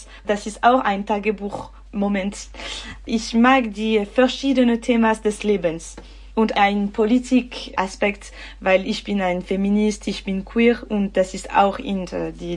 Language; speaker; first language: German; non-native, local second language; French